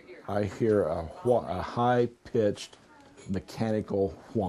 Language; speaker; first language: English; native; English